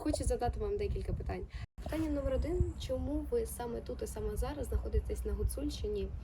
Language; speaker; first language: Ukrainian; native; Ukrainian